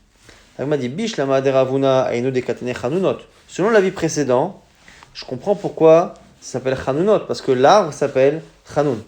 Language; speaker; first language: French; native; French